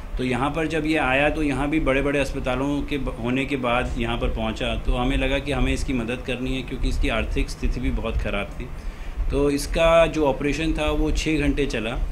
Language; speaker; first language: Hindi; native; Hindi